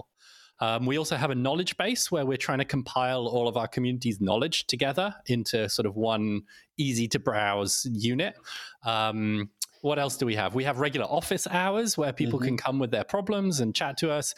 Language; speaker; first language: English; native; English